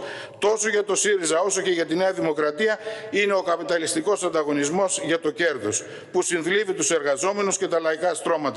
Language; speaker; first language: Greek; native; Greek